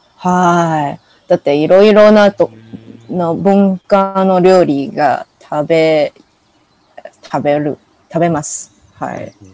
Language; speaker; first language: Japanese; non-native, learner; English